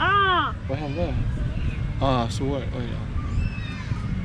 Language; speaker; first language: Swedish; native; Swedish